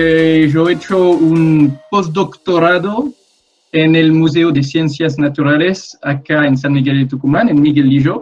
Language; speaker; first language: Spanish; non-native, learner; French